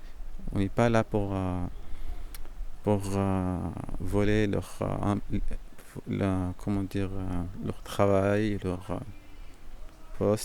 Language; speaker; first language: French; non-native, fluent; Arabic